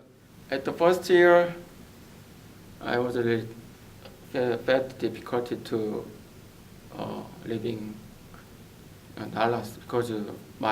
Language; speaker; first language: English; non-native, learner; Korean